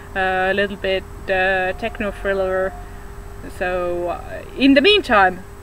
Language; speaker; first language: English; non-native, fluent; Estonian